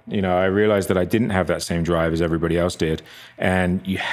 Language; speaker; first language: English; native; English